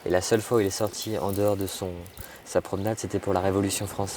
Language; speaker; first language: French; native; French